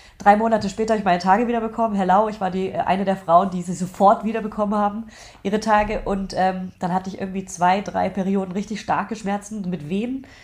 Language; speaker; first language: German; native; German